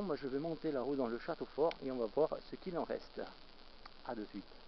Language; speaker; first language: French; native; French